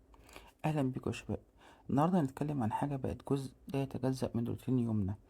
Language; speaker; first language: Arabic; native; Arabic